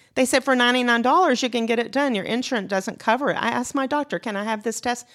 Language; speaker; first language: English; native; English